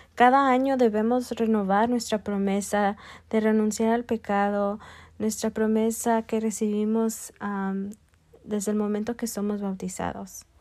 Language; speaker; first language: Spanish; early bilingual, other home language; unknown